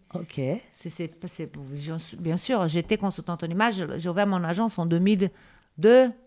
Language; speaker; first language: French; non-native, fluent; Portuguese